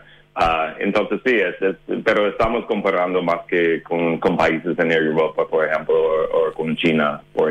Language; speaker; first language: Spanish; non-native, fluent; English